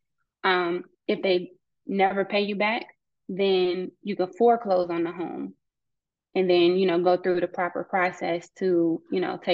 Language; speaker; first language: English; native; English